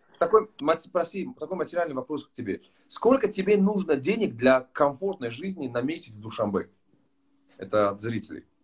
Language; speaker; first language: Russian; non-native, local second language; Tajik